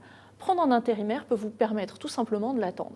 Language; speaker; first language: French; native; French